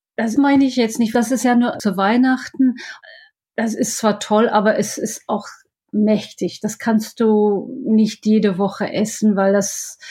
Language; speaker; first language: German; non-native, fluent; English